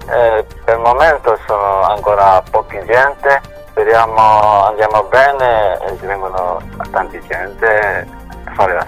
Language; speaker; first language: Italian; non-native, learner; Chinese